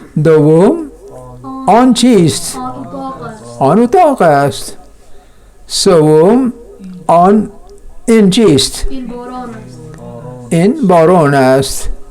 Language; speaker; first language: Persian; non-native, fluent; Kashmiri